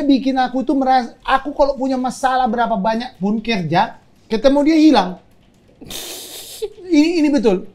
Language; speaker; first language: Indonesian; native; Indonesian